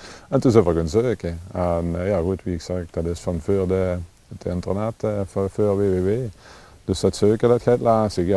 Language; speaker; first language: Dutch; native; Dutch